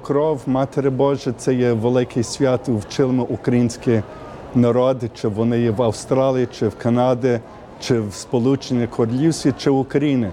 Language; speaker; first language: Ukrainian; early bilingual, heritage; Ukrainian